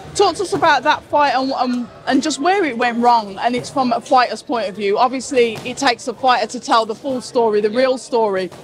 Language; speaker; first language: English; native; English